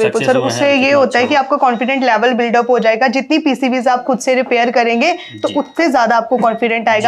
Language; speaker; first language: Hindi; native; Hindi